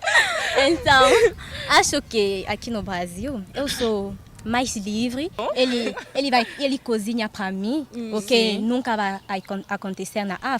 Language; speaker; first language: Portuguese; non-native, fluent; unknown